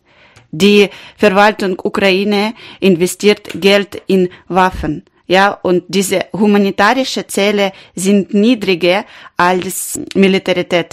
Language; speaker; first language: German; non-native, learner; Ukrainian